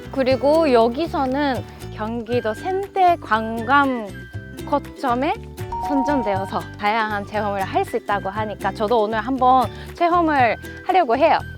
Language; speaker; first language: Korean; non-native, fluent; Japanese